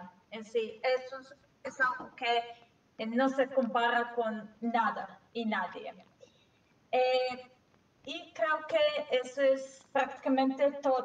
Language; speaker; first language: Spanish; non-native, fluent; Serbian